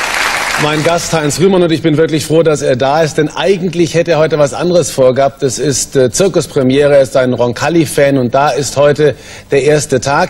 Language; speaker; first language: German; native; German